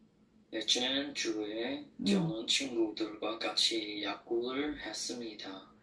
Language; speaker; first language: Korean; non-native, learner; Chinese